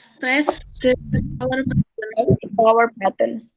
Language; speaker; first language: English; non-native, learner; Indonesian